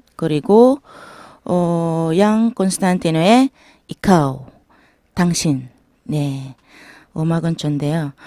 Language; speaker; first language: Korean; non-native, learner; Filipino